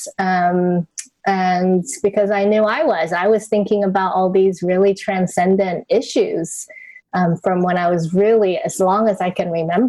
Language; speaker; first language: English; non-native, fluent; Chinese